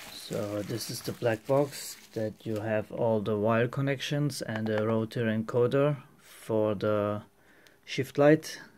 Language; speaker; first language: English; non-native, fluent; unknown